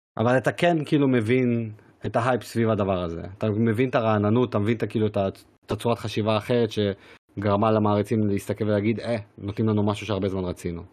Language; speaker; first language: Hebrew; native; Hebrew